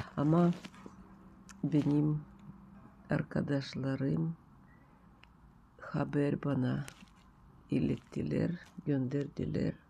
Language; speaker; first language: Turkish; non-native, learner; Russian